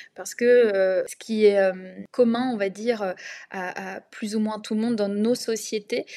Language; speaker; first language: French; native; French